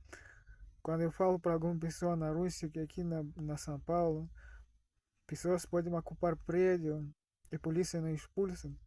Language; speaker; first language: Portuguese; non-native, fluent; Russian